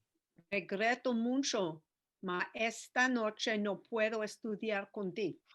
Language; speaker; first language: Spanish; non-native, learner; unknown